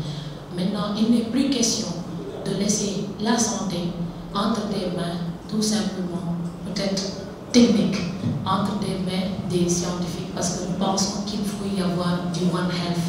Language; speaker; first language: French; non-native, local second language; Wolof